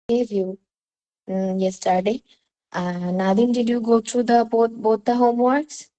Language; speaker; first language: English; non-native, local second language; Bangla